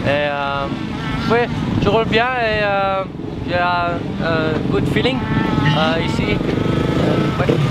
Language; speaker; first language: French; non-native, learner; Dutch